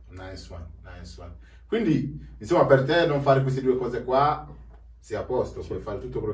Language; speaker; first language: Italian; native; Italian